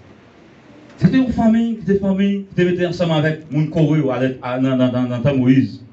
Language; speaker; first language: French; non-native, learner; Haitian Creole